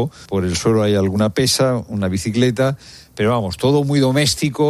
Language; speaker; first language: Spanish; native; Spanish